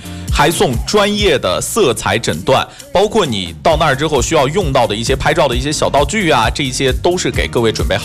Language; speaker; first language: Chinese; native; Chinese